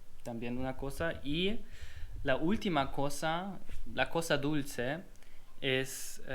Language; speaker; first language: Spanish; non-native, learner; German